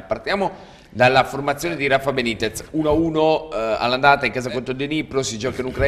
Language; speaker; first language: Italian; native; Italian